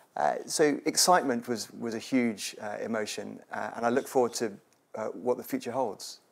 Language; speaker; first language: English; native; English